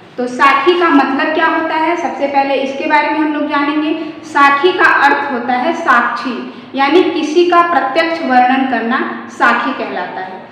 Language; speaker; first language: Hindi; native; Hindi